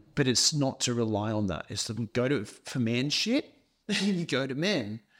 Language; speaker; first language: English; native; English